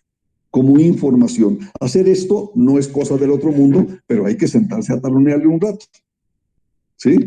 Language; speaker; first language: Spanish; native; Spanish